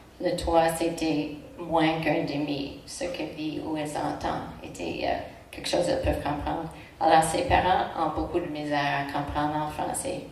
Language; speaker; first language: French; non-native, local second language; English